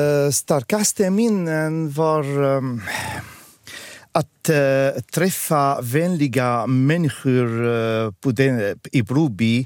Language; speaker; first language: Swedish; non-native, fluent; Arabic